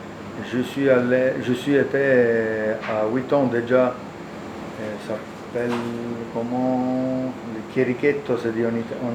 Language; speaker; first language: French; non-native, learner; Italian